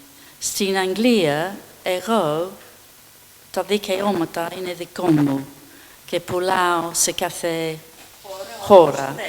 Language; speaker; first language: Greek; non-native, fluent; English